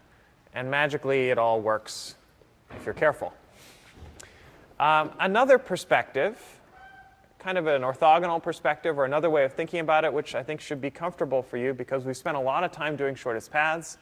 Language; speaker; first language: English; native; English